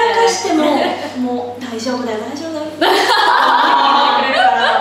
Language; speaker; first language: Japanese; native; Japanese